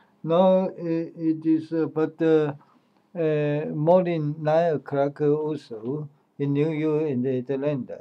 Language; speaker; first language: English; non-native, learner; Chinese